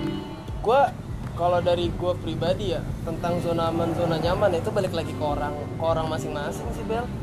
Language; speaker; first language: Indonesian; native; Indonesian